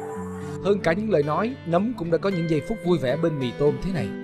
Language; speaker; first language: Vietnamese; native; Vietnamese